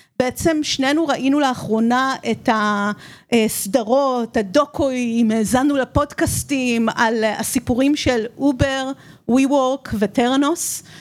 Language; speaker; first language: Hebrew; native; Hebrew